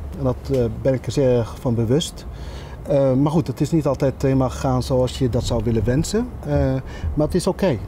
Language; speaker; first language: Dutch; early bilingual, other home language; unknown